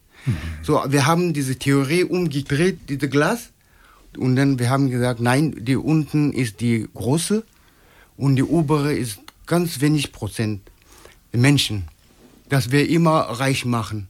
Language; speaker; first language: German; non-native, learner; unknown